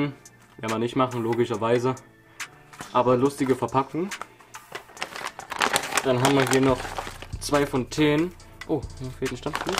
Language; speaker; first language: German; native; German